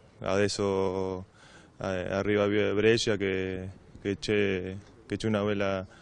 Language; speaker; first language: Italian; non-native, learner; Spanish